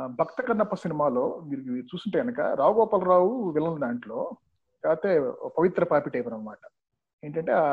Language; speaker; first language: Telugu; native; Telugu